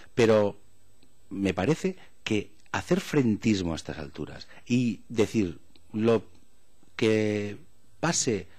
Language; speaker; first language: Spanish; non-native, local second language; Catalan